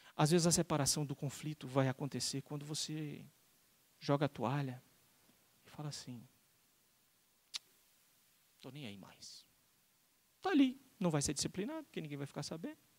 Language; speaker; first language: Portuguese; native; Portuguese